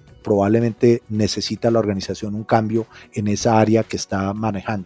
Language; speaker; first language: Spanish; native; Spanish